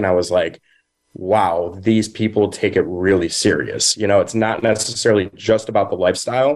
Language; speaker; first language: English; native; English